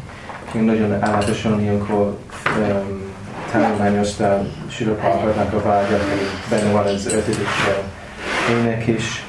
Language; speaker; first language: Hungarian; non-native, learner; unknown